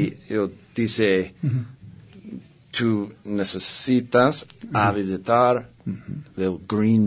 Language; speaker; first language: Spanish; non-native, learner; English